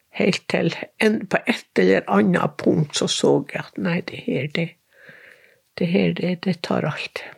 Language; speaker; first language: Norwegian; native; Norwegian